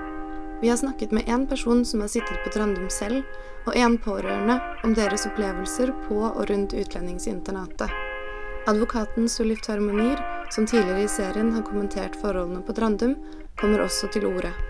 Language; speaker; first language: Norwegian; native; Norwegian